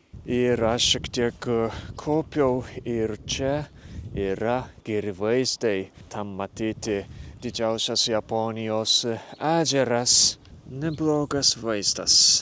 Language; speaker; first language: Lithuanian; non-native, fluent; Japanese